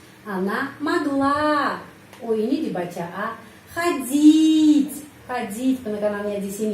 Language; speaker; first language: Indonesian; non-native, fluent; Russian